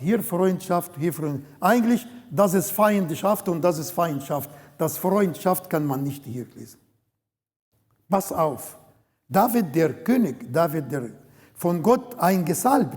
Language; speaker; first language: German; non-native, learner; Arabic